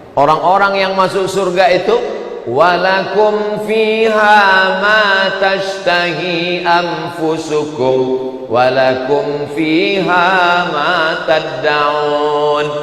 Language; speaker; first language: Indonesian; native; Indonesian